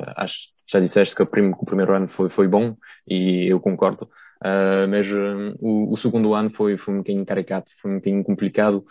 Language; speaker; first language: Portuguese; early bilingual, heritage; Portuguese